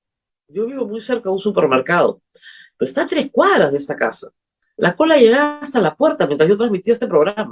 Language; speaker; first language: Spanish; native; Spanish